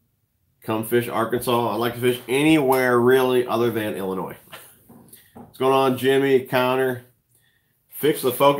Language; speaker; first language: English; native; English